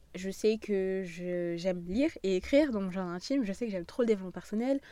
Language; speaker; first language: French; native; French